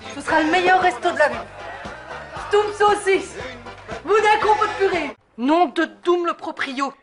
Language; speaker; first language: French; native; French